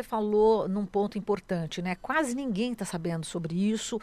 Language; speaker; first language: Portuguese; native; Portuguese